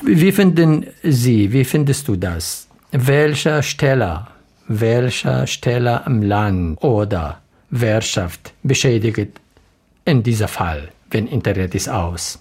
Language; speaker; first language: German; non-native, learner; Arabic